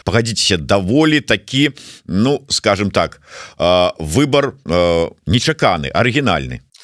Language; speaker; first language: Belarusian; native; Belarusian